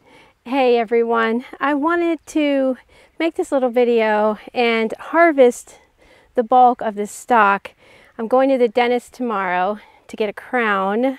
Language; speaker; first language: English; native; English